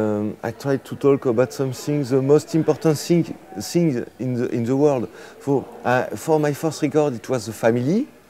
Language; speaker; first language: English; non-native, fluent; French